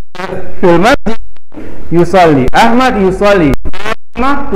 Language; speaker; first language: Arabic; non-native, fluent; Indonesian